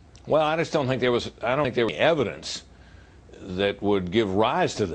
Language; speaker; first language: English; native; English